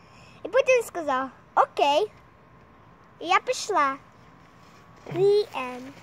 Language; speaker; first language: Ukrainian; early bilingual, heritage; Ukrainian